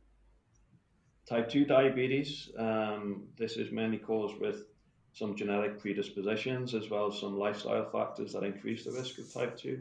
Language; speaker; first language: English; native; English